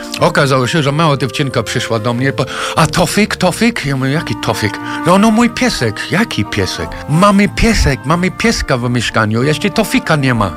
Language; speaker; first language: Polish; non-native, fluent; English